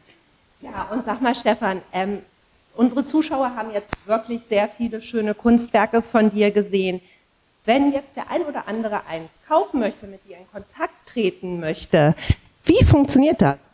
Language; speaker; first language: German; native; German